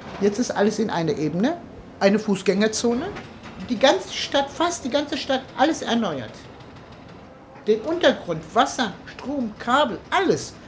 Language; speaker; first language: German; early bilingual, other home language; Turkish